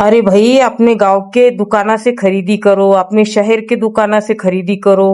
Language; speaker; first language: Hindi; non-native, local second language; Marathi